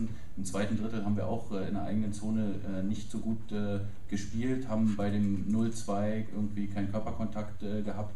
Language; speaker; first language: German; native; German